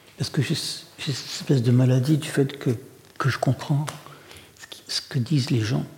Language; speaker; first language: French; early bilingual, other home language; Russian